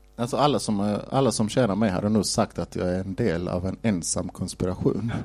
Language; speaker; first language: Swedish; non-native, fluent; Somali